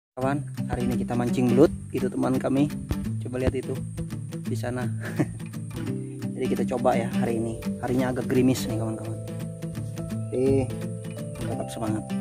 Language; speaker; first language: Indonesian; native; Indonesian